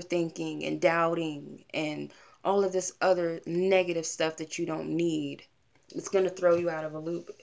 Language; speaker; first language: English; native; English